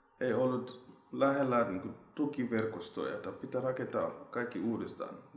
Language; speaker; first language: Finnish; non-native, fluent; Shona